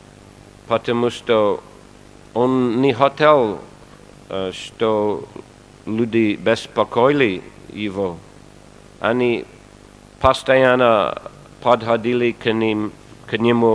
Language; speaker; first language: Russian; non-native, fluent; English